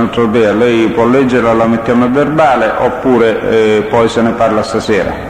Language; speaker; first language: Italian; native; Italian